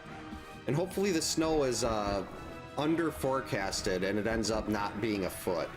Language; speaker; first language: English; native; English